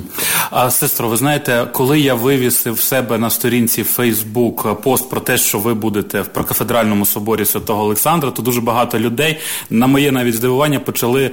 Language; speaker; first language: Ukrainian; native; Ukrainian